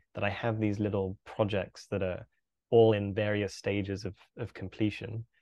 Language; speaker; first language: English; native; English